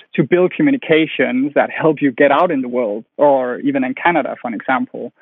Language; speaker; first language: English; non-native, fluent; Danish